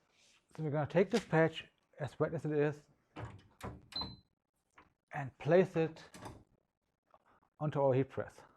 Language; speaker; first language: English; non-native, fluent; German